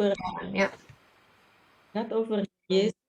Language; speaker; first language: Dutch; non-native, fluent; Indonesian